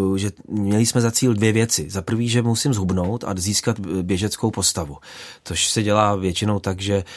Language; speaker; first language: Czech; native; Czech